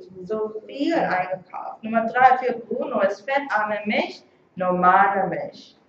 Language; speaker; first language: German; non-native, fluent; Korean